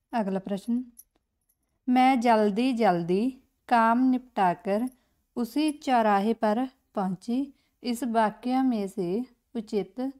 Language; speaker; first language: Hindi; non-native, local second language; Punjabi